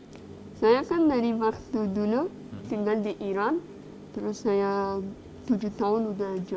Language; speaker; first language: Indonesian; non-native, fluent; Persian